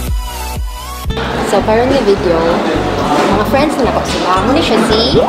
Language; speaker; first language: Filipino; non-native, local second language; Cebuano